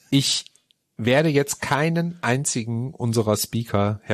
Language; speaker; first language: German; native; German